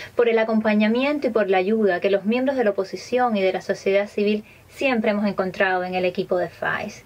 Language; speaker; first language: Spanish; native; Spanish